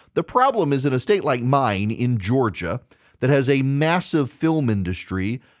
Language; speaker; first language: English; native; English